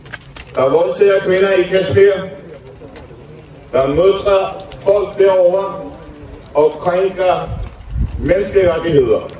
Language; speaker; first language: Danish; non-native, fluent; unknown